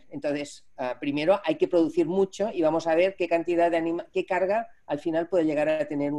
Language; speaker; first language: Spanish; native; Spanish